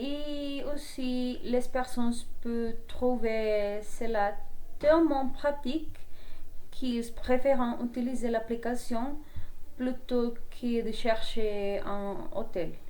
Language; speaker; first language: French; non-native, learner; Spanish